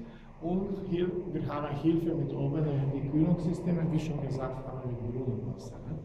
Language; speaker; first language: German; non-native, fluent; Slovenian